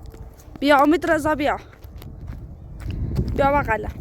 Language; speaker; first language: Persian; native; Persian